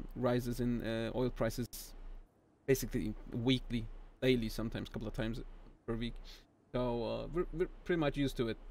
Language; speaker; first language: English; non-native, fluent; Turkish